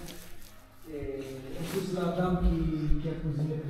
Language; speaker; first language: French; non-native, fluent; Romanian